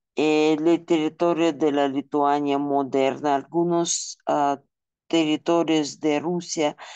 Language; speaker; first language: Spanish; non-native, fluent; Russian